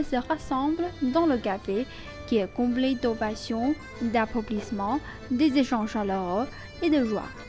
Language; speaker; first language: French; non-native, fluent; Chinese